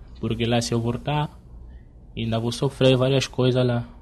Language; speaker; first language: Portuguese; non-native, learner; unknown